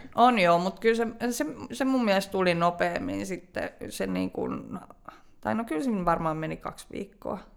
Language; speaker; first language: Finnish; native; Finnish